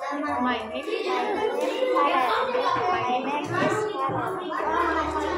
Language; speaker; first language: English; non-native, learner; Indonesian